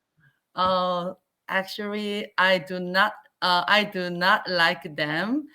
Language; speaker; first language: English; non-native, learner; Korean